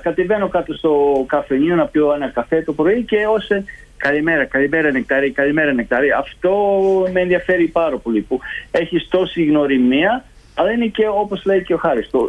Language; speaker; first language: Greek; early bilingual, heritage; Greek